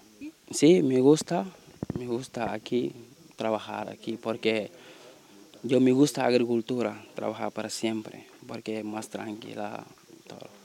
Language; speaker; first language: Spanish; non-native, learner; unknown